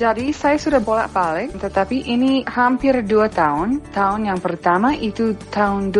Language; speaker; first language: Indonesian; non-native, fluent; English